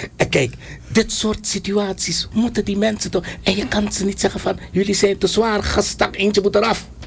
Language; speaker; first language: Dutch; native; Dutch